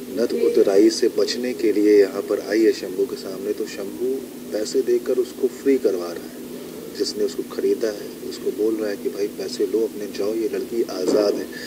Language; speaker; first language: Hindi; native; Hindi